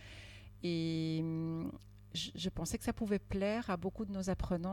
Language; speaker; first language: French; native; French